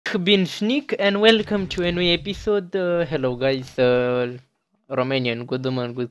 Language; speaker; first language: English; non-native, learner; Romanian